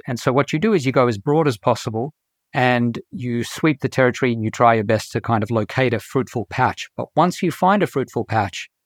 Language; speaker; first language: English; native; English